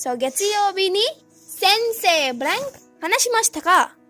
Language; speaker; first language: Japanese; non-native, fluent; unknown